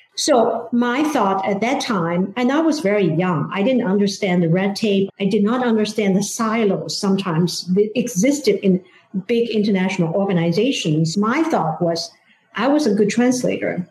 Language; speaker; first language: English; non-native, fluent; Chinese